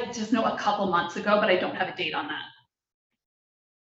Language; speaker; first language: English; native; English